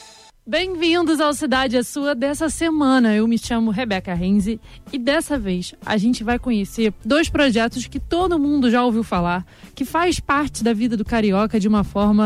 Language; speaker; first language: Portuguese; native; Portuguese